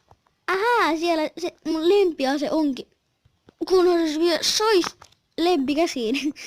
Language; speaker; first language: Finnish; native; Finnish